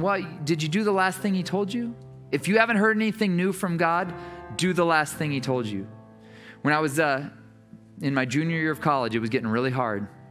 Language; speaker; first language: English; native; English